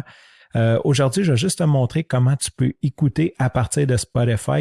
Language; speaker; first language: French; native; French